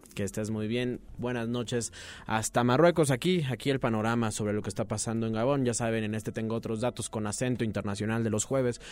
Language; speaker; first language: Spanish; native; Spanish